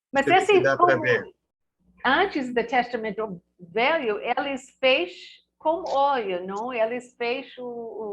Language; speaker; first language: Portuguese; non-native, learner; English